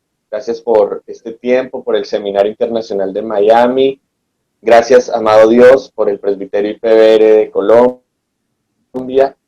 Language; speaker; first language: Spanish; native; Spanish